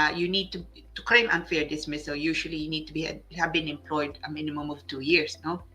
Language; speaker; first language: English; non-native, local second language; Filipino